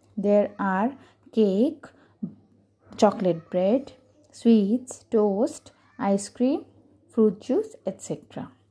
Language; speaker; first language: English; non-native, local second language; Hindi